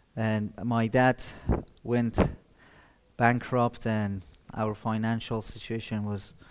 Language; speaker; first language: English; non-native, learner; Persian